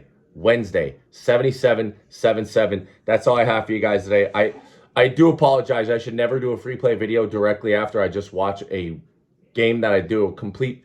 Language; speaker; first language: English; native; English